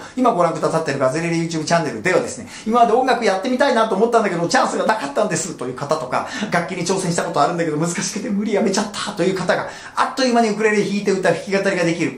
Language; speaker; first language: Japanese; native; Japanese